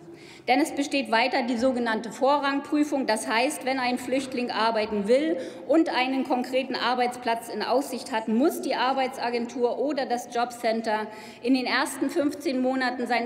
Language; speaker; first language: German; native; German